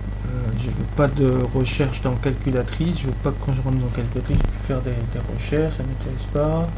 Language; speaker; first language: French; native; French